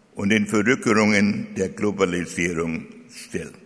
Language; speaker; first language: German; native; German